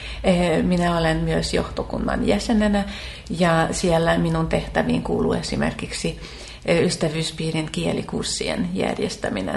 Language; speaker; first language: Finnish; non-native, fluent; Hungarian